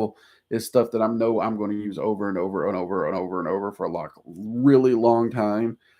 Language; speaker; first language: English; native; English